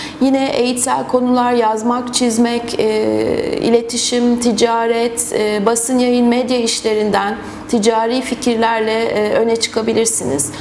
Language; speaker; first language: Turkish; native; Turkish